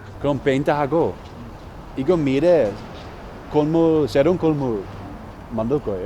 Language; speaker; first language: Korean; non-native, learner; Dutch